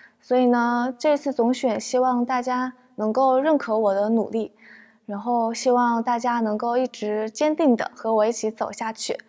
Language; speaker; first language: Chinese; native; Chinese